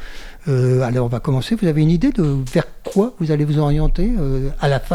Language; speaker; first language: French; native; French